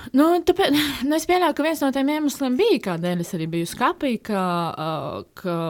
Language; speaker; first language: Latvian; native; Latvian